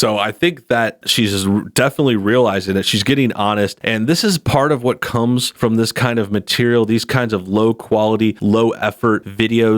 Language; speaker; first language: English; native; English